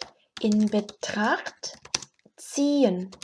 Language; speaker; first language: German; non-native, fluent; Korean